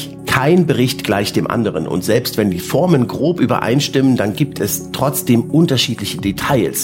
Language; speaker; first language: German; native; German